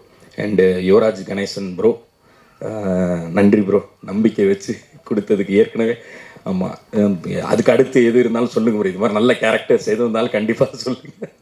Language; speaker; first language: Tamil; native; Tamil